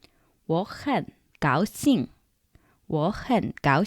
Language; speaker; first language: Chinese; non-native, learner; English